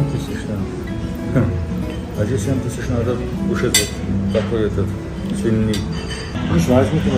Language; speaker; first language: Russian; non-native, local second language; Armenian